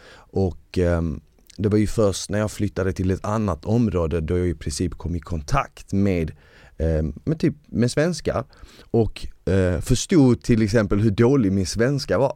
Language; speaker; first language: Swedish; early bilingual, other home language; Bosnian